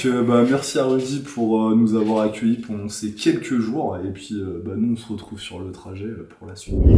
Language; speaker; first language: French; native; French